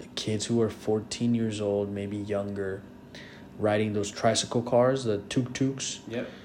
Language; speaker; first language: English; non-native, fluent; Spanish